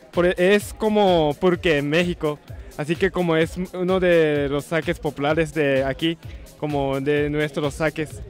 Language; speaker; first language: Spanish; non-native, learner; Japanese